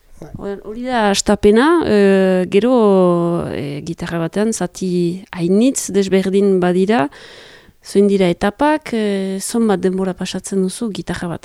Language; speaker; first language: Basque; native; Basque